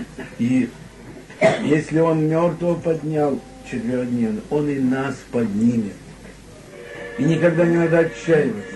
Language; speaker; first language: Russian; native; Russian